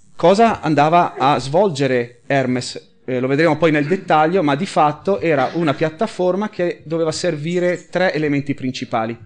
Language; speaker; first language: Italian; native; Italian